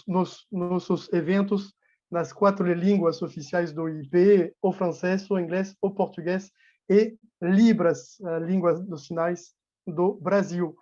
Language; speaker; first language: Portuguese; non-native, fluent; French